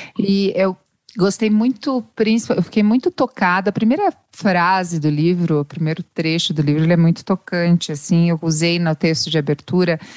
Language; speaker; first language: Portuguese; native; Portuguese